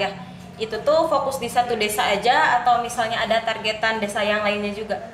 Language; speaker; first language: Indonesian; native; Indonesian